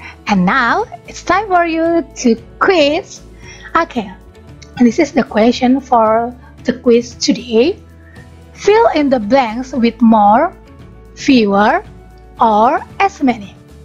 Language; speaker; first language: English; non-native, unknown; Indonesian